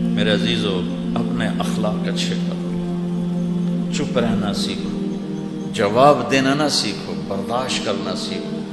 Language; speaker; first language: Urdu; non-native, local second language; Punjabi